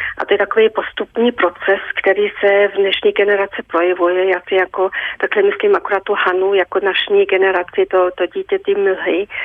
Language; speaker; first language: Czech; early bilingual, heritage; Czech